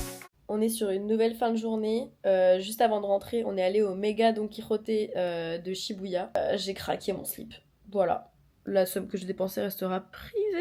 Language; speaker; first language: French; native; French